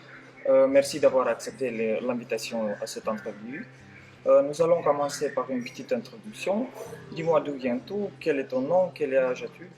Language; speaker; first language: French; non-native, learner; Romanian